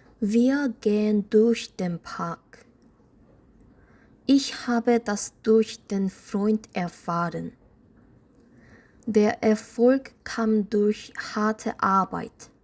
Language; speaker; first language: German; non-native, fluent; Korean